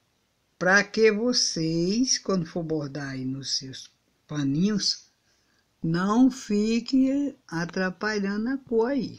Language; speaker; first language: Portuguese; native; Portuguese